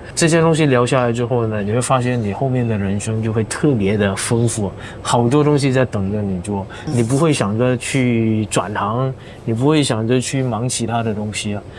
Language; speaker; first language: Chinese; native; Chinese